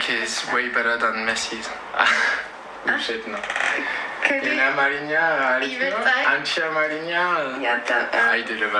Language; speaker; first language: Amharic; non-native, learner; English